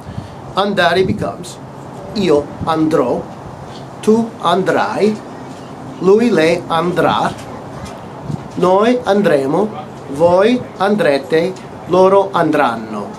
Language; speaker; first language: Italian; non-native, fluent; English